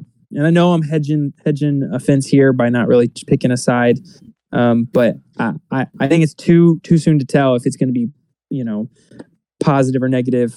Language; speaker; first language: English; native; English